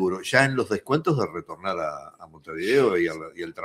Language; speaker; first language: Spanish; native; Spanish